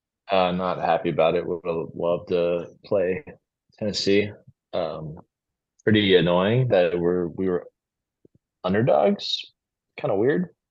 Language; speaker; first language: English; native; English